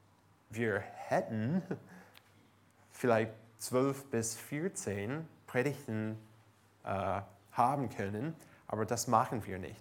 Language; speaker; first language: German; non-native, fluent; English